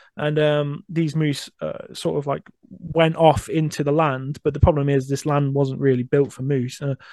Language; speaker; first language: English; native; English